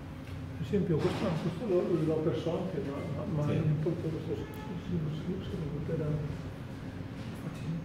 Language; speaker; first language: Italian; non-native, fluent; Spanish